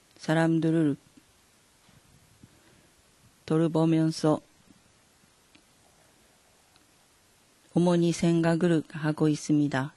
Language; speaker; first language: Korean; non-native, fluent; Japanese